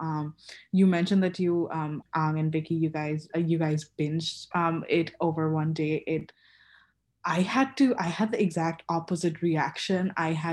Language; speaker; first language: English; non-native, local second language; Bangla